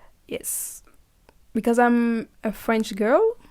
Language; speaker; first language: English; non-native, learner; French